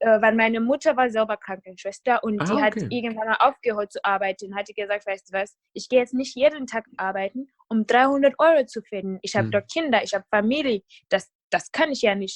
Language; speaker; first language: German; non-native, fluent; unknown